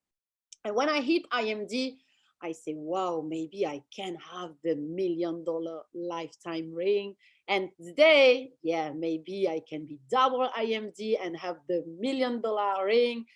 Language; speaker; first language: English; non-native, fluent; French